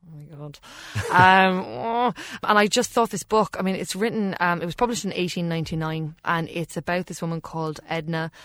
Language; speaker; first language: English; native; English